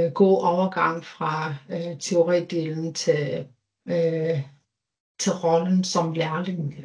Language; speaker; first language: Danish; non-native, local second language; Kalaallisut